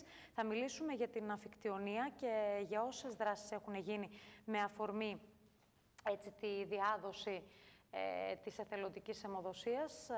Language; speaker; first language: Greek; native; Greek